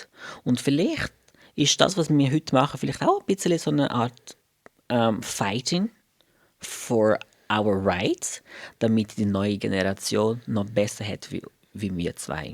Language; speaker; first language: German; non-native, fluent; Portuguese